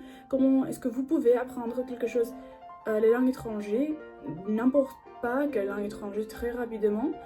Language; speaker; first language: French; non-native, learner; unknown